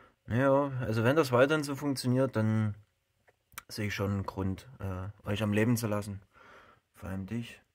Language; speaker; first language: German; native; German